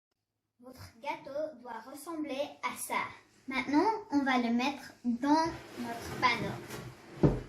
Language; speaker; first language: French; non-native, learner; English